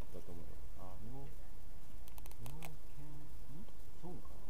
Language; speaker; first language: Japanese; native; Japanese